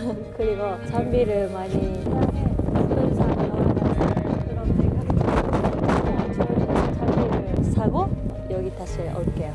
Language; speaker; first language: Korean; non-native, learner; Japanese